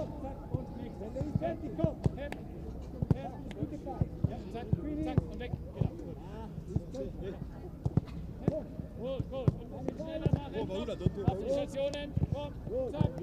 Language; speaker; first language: German; non-native, learner; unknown